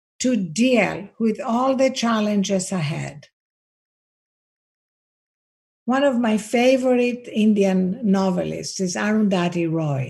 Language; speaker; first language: English; non-native, fluent; Greek